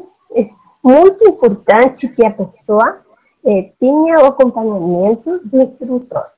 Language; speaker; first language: Portuguese; non-native, learner; Spanish